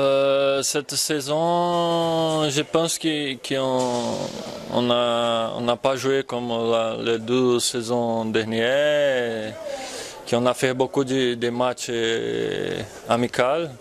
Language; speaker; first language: French; non-native, fluent; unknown